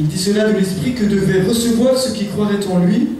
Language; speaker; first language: French; native; French